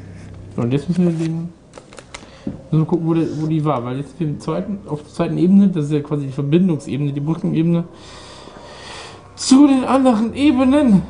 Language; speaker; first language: German; native; German